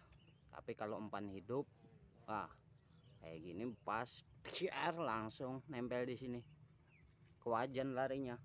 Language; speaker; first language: Indonesian; native; Indonesian